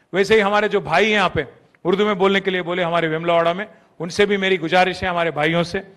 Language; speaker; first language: Hindi; non-native, local second language; Telugu